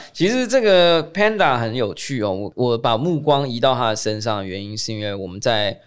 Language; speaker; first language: Chinese; native; Chinese